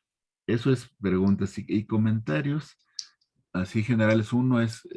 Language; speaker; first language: Spanish; native; Spanish